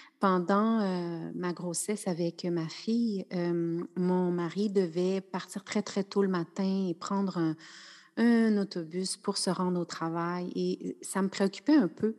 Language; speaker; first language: French; native; French